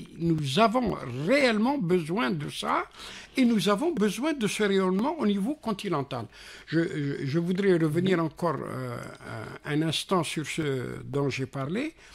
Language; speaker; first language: French; non-native, local second language; Arabic